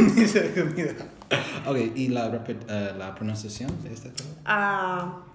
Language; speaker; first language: Spanish; non-native, fluent; English